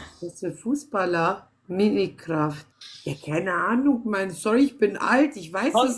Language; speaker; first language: German; native; German